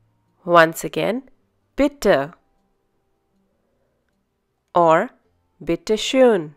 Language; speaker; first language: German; non-native, fluent; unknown